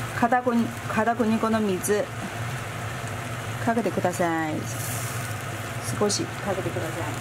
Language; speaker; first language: Japanese; non-native, learner; Chinese